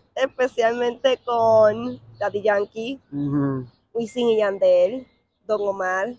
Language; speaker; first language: Spanish; native; Spanish